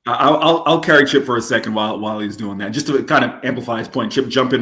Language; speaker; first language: English; native; English